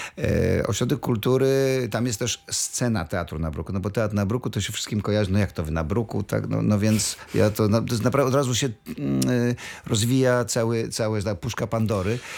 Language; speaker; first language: Polish; native; Polish